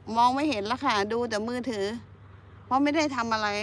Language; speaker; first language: Thai; native; Thai